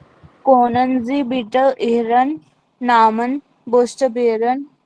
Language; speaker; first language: German; non-native, learner; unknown